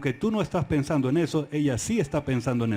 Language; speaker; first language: Spanish; native; Spanish